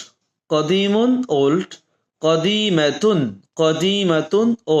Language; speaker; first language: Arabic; non-native, fluent; Bangla